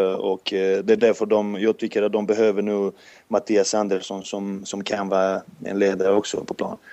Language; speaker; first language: Swedish; non-native, fluent; Serbian